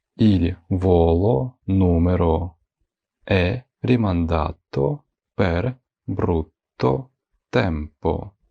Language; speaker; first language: Italian; non-native, fluent; Ukrainian